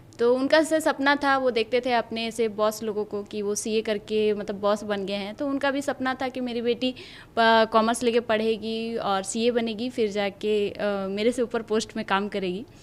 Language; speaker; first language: Hindi; native; Hindi